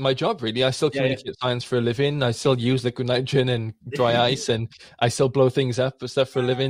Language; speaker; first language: English; native; English